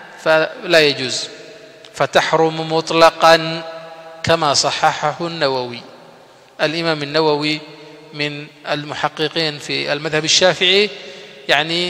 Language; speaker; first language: Arabic; non-native, fluent; Somali